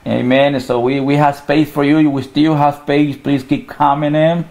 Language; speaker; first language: English; non-native, learner; Spanish